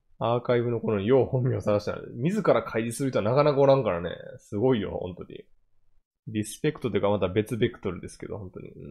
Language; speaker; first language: Japanese; native; Japanese